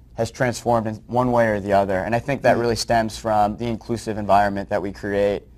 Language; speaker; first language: English; native; English